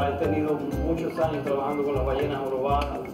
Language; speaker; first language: Spanish; native; Spanish